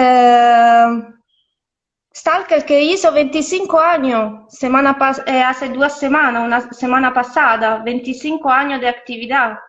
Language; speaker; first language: Spanish; non-native, fluent; Italian